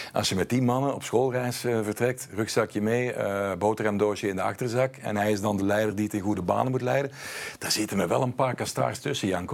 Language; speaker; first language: Dutch; native; Dutch